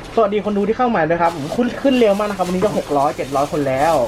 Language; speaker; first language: Thai; native; Thai